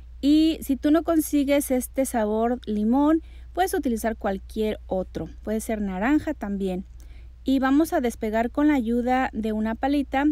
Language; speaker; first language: Spanish; native; Spanish